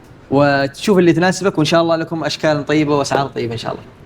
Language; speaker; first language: Arabic; native; Arabic